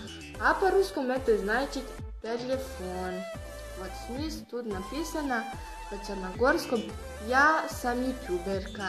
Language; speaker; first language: Russian; non-native, learner; Serbian